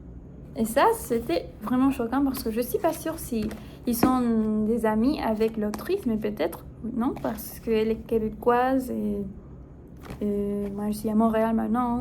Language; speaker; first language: French; non-native, fluent; Spanish